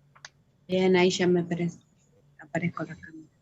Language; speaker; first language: Spanish; native; Spanish